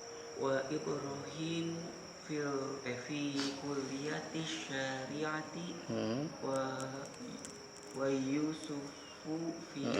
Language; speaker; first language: Arabic; non-native, learner; Indonesian